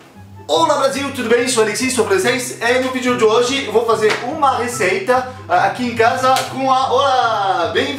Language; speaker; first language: Portuguese; non-native, fluent; French